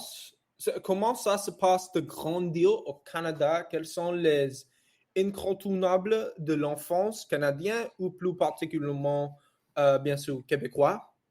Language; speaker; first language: French; non-native, learner; English